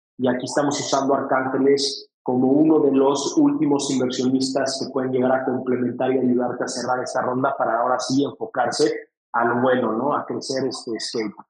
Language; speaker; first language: Spanish; native; Spanish